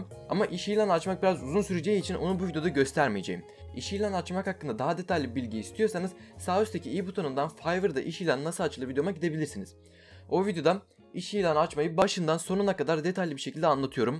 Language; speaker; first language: Turkish; native; Turkish